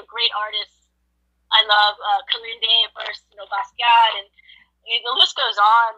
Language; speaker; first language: English; native; English